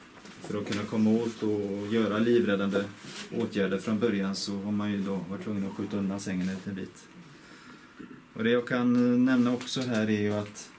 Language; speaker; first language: Swedish; native; Swedish